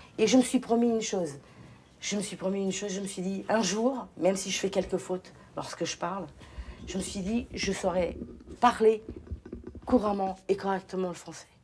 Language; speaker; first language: French; early bilingual, other home language; Portuguese